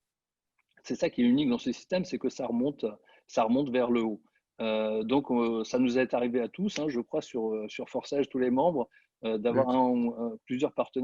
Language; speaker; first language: French; native; French